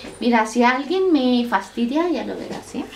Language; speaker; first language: Spanish; non-native, fluent; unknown